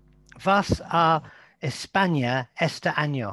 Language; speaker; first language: Spanish; non-native, learner; English